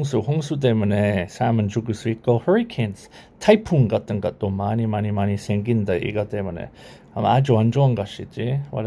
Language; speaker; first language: Korean; non-native, learner; English